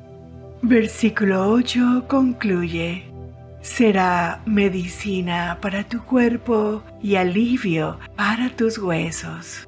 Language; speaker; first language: Spanish; native; Spanish